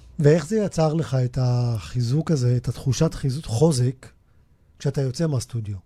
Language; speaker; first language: Hebrew; native; Hebrew